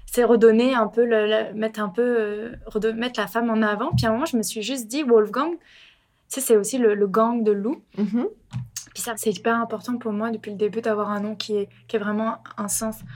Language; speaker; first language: French; native; French